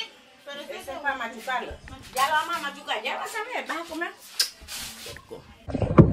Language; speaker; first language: Spanish; native; Spanish